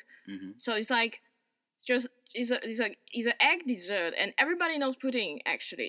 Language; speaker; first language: English; non-native, fluent; Chinese